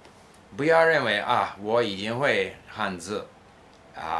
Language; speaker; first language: Chinese; non-native, fluent; English